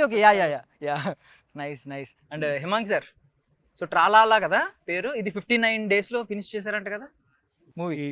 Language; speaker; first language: Telugu; native; Telugu